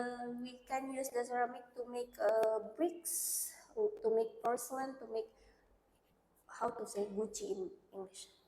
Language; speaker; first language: English; non-native, learner; Indonesian